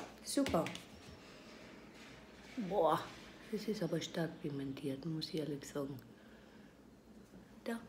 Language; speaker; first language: German; non-native, fluent; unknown